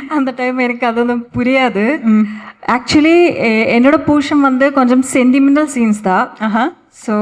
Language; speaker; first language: Tamil; non-native, learner; Malayalam